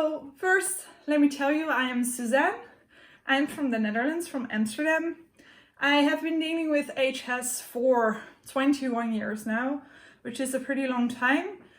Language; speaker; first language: English; non-native, fluent; Dutch